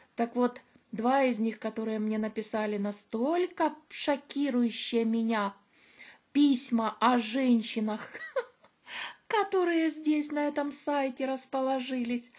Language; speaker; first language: Russian; native; Russian